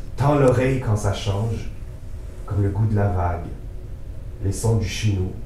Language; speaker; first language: French; native; French